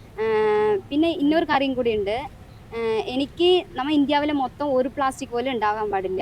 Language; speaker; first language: Malayalam; non-native, local second language; Tamil